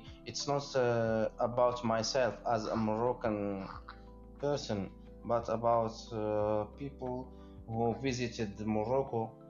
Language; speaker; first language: English; non-native, learner; Arabic